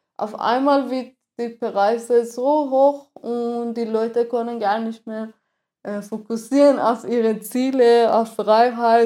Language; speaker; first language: German; non-native, fluent; Persian